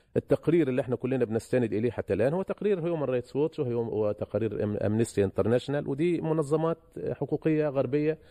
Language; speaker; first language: Arabic; native; Arabic